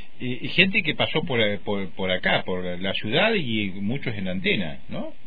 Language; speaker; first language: Spanish; native; Spanish